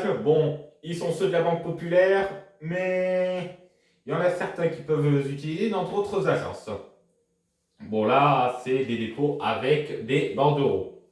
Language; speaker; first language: French; native; French